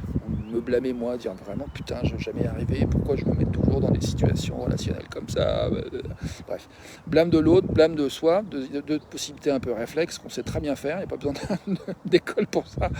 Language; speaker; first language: French; native; French